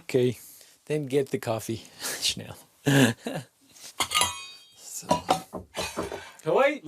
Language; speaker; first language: German; non-native, learner; English